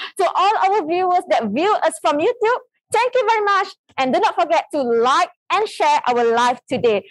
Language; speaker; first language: English; non-native, local second language; Malay